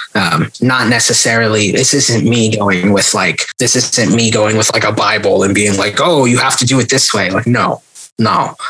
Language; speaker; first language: English; native; English